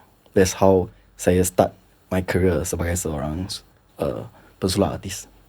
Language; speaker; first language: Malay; non-native, local second language; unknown